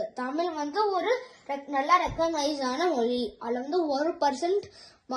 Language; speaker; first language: Tamil; early bilingual, heritage; Tamil